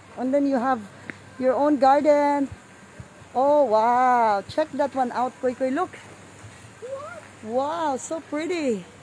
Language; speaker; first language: English; non-native, local second language; Filipino